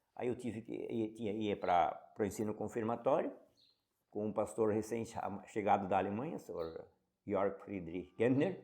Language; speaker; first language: Portuguese; native; Portuguese